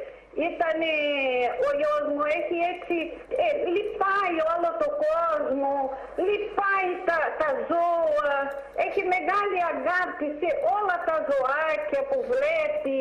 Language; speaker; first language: Greek; non-native, fluent; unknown